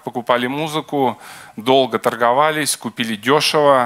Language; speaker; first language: Russian; native; Russian